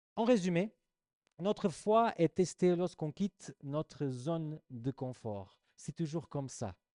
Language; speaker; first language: French; non-native, fluent; Portuguese